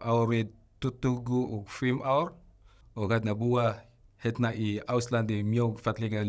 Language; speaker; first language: Icelandic; non-native, learner; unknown